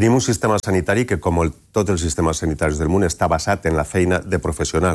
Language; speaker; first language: Catalan; native; Catalan